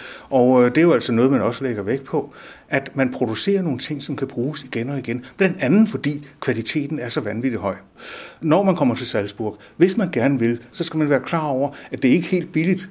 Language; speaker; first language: Danish; native; Danish